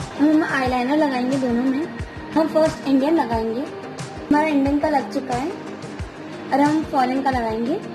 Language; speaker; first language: Hindi; native; Hindi